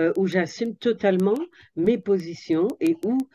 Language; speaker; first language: French; native; French